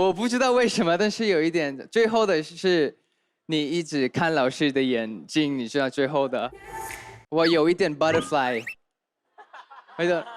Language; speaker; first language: Chinese; non-native, learner; English